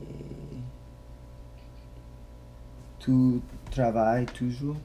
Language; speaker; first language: French; non-native, learner; English